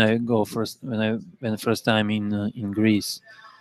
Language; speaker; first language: English; non-native, learner; Serbian